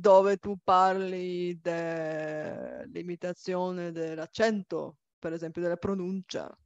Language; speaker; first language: Italian; non-native, fluent; Bulgarian